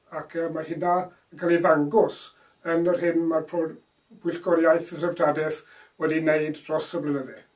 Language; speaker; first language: Welsh; native; Welsh